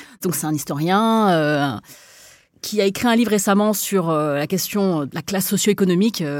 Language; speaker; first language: French; native; French